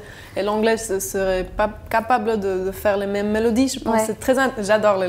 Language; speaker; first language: French; non-native, local second language; German